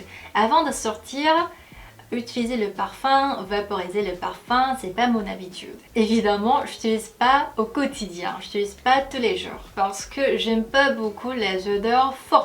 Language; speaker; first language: French; non-native, fluent; Korean